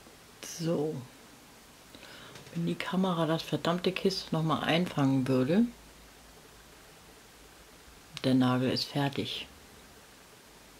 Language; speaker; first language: German; native; German